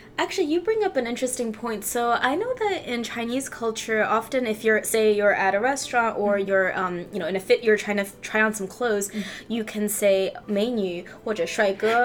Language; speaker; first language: English; early bilingual, other home language; Chinese